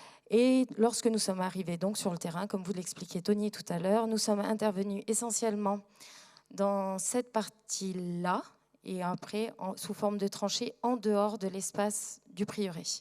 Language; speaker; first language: French; native; French